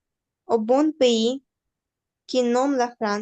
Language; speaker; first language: French; non-native, learner; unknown